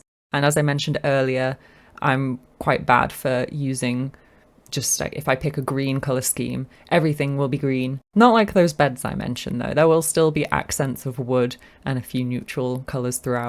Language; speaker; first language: English; native; English